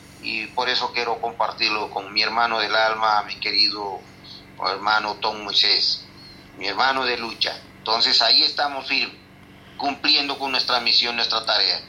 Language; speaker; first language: Spanish; non-native, local second language; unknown